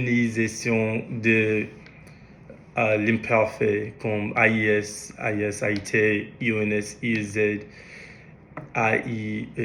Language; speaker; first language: French; non-native, learner; English